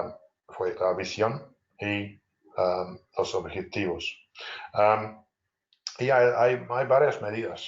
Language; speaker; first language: Spanish; non-native, fluent; English